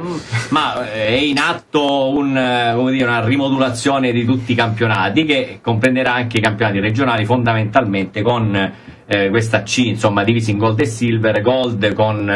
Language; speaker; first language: Italian; native; Italian